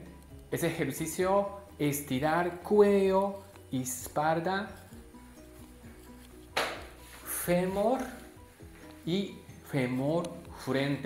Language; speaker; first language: Spanish; non-native, learner; Japanese